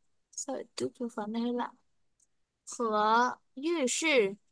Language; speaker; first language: Chinese; non-native, fluent; Vietnamese